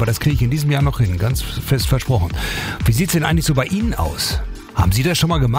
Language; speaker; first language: German; native; German